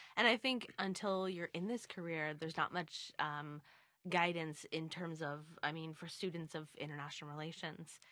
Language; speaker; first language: English; native; English